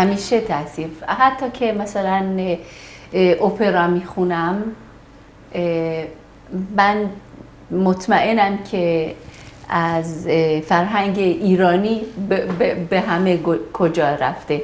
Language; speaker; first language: Persian; early bilingual, heritage; Persian